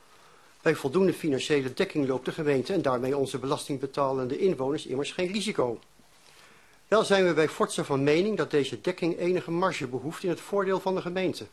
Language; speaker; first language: Dutch; native; Dutch